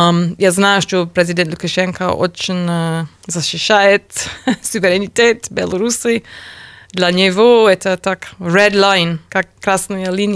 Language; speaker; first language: Russian; non-native, learner; English